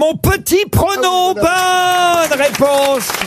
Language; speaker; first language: French; native; French